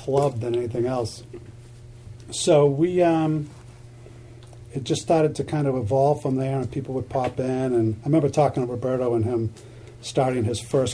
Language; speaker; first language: English; native; English